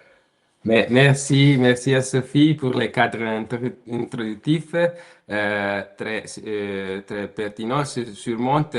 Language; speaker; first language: French; non-native, learner; Italian